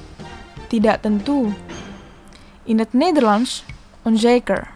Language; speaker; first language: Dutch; non-native, learner; Indonesian